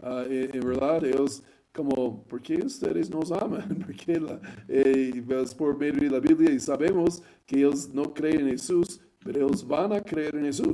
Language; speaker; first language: Spanish; non-native, fluent; English